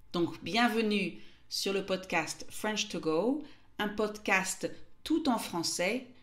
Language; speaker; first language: French; native; French